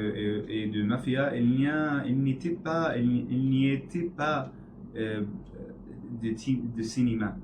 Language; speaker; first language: French; non-native, learner; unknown